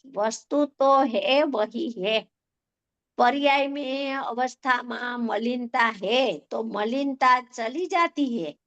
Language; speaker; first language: Hindi; non-native, local second language; Gujarati